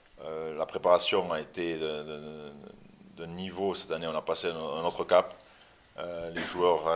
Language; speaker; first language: French; native; French